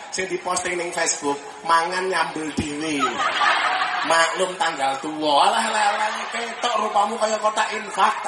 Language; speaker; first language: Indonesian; non-native, local second language; Javanese